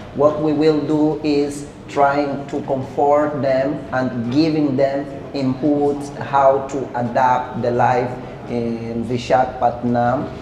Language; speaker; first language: English; non-native, fluent; Portuguese